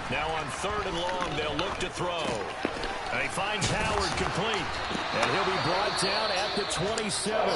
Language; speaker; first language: English; native; English